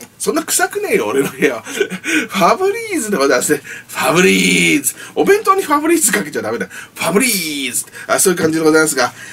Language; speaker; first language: Japanese; native; Japanese